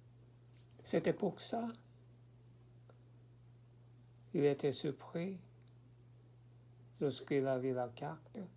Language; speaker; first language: French; non-native, learner; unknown